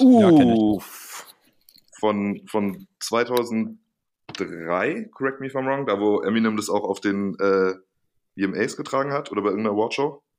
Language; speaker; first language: German; native; German